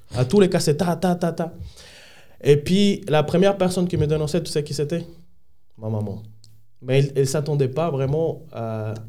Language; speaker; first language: French; non-native, fluent; Spanish